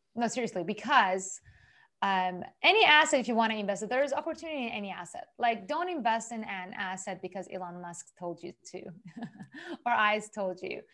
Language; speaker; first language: English; non-native, fluent; Persian